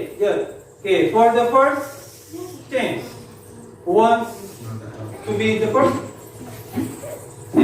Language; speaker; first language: English; non-native, learner; Indonesian